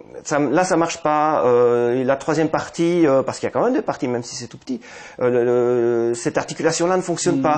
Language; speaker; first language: French; native; French